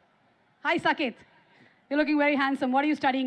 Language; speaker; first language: Telugu; native; Telugu